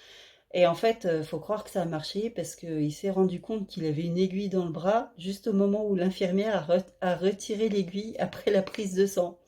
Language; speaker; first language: French; native; French